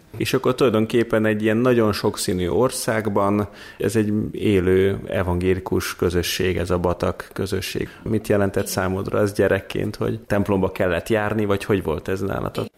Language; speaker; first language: Hungarian; native; Hungarian